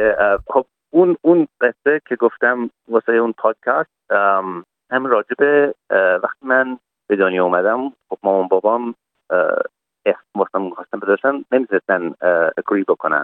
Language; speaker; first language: Persian; early bilingual, heritage; Persian